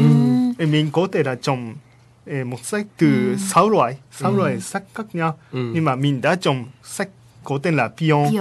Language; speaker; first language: Vietnamese; non-native, learner; Japanese